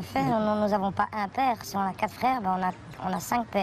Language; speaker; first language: French; early bilingual, other home language; Arabic